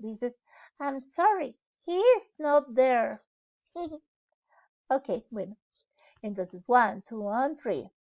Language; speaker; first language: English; non-native, learner; Spanish